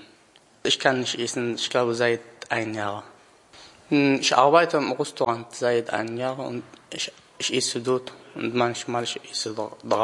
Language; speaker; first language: German; non-native, learner; Arabic